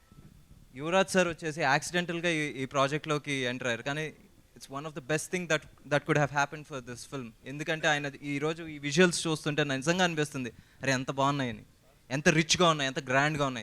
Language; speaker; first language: Telugu; native; Telugu